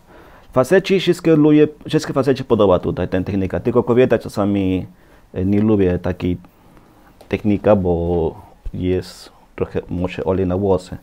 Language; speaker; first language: Polish; non-native, learner; Spanish